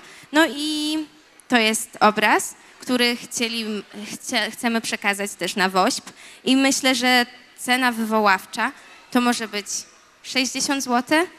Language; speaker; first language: Polish; native; Polish